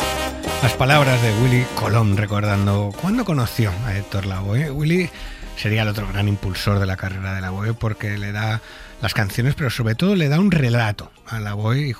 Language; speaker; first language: Spanish; native; Spanish